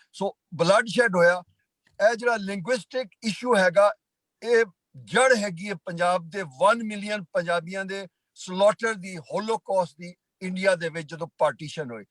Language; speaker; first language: Punjabi; native; Punjabi